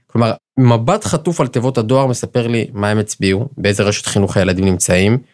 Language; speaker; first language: Hebrew; native; Hebrew